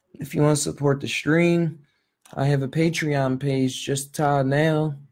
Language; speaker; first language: English; native; English